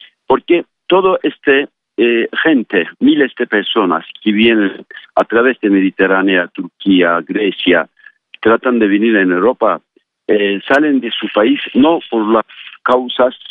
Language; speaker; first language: Spanish; non-native, fluent; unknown